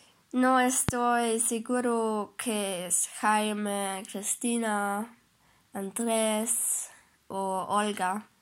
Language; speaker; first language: Spanish; non-native, learner; German